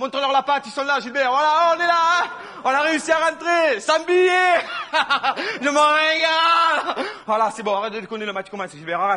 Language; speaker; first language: French; native; French